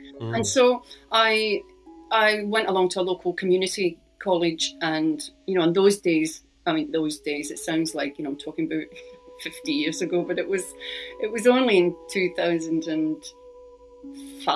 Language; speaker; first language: English; native; English